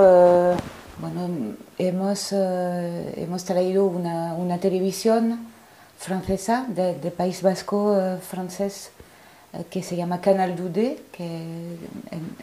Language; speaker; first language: Spanish; non-native, fluent; French